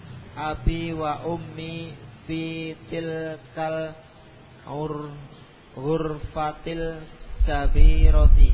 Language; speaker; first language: Arabic; non-native, learner; Indonesian